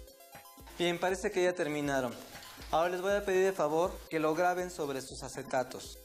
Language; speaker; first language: Spanish; native; Spanish